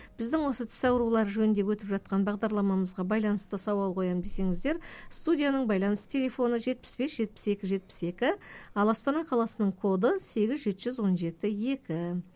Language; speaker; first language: Kazakh; native; Kazakh